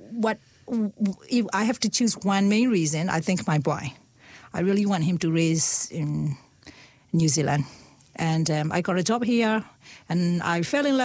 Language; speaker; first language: English; non-native, fluent; Burmese